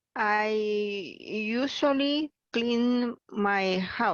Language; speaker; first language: English; non-native, learner; Spanish